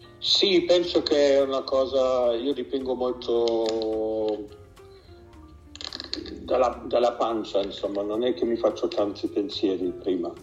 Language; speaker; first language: Italian; non-native, fluent; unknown